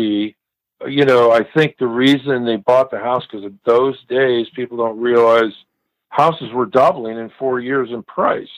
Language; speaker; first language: English; native; English